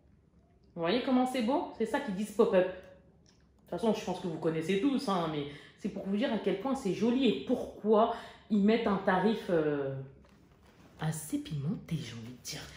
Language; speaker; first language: French; native; French